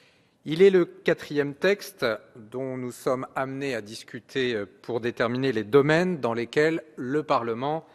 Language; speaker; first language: French; native; French